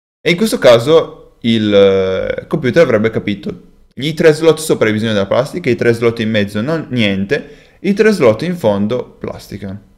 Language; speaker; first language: Italian; native; Italian